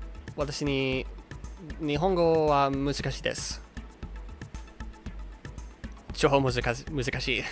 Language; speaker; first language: Japanese; non-native, learner; English